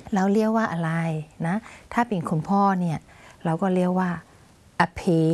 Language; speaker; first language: Thai; non-native, fluent; Burmese